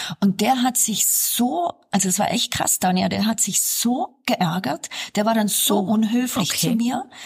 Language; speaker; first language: German; native; German